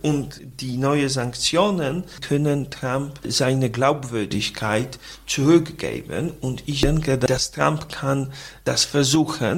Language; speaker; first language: German; non-native, fluent; Polish